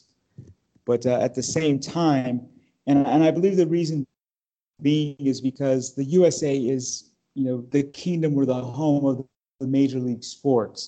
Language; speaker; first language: English; native; English